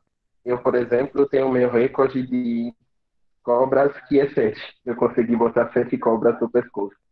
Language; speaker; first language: Portuguese; non-native, fluent; Fon